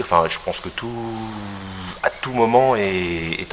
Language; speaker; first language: French; native; French